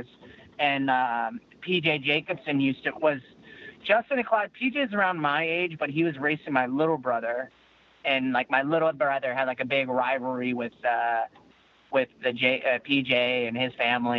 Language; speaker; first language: English; native; English